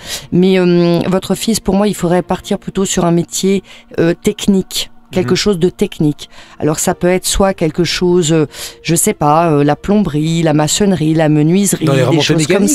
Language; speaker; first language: French; native; French